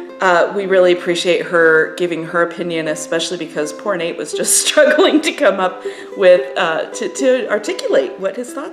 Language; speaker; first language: English; native; English